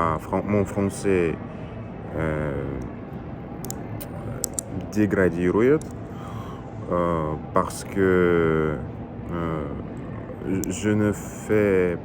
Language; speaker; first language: French; non-native, learner; Russian